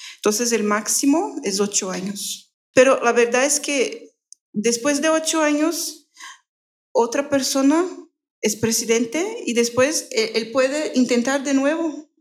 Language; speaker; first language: Spanish; non-native, fluent; Portuguese